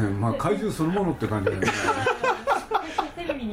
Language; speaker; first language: Japanese; native; Japanese